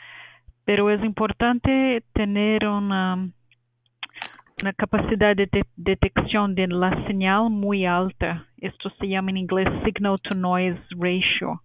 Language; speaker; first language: Spanish; non-native, fluent; Portuguese